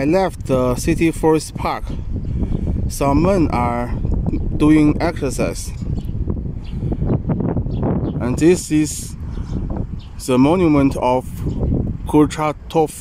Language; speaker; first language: English; non-native, learner; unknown